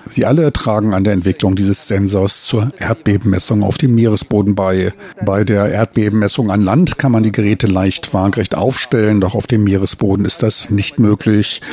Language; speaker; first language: German; native; German